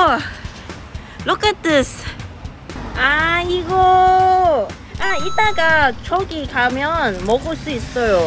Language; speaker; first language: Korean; non-native, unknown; Cantonese